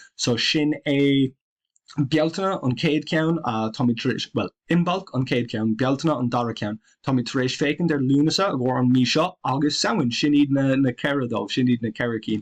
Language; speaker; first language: Irish; non-native, local second language; English